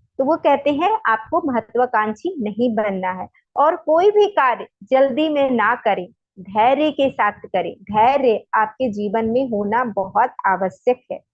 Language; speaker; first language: Hindi; native; Hindi